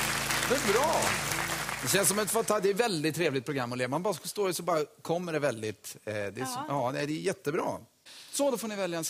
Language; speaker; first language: Swedish; native; Swedish